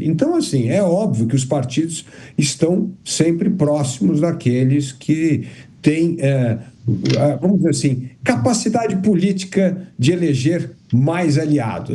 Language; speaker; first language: Portuguese; native; Portuguese